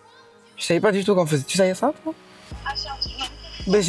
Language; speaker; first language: French; native; French